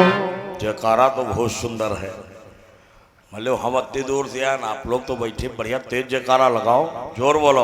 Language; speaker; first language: Hindi; native; Hindi